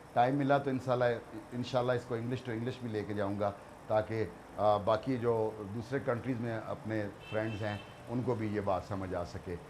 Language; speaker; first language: Urdu; non-native, local second language; Punjabi